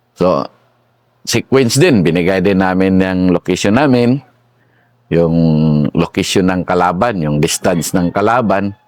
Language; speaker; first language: Filipino; non-native, local second language; Cebuano